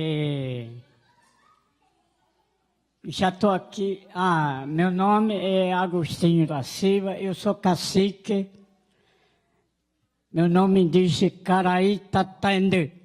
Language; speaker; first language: Portuguese; non-native, local second language; Guarani